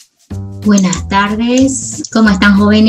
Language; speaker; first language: Spanish; native; Spanish